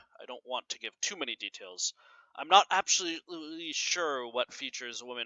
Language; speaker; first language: English; native; English